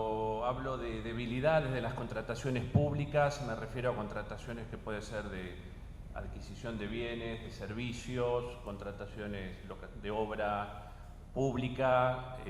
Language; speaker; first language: Spanish; native; Spanish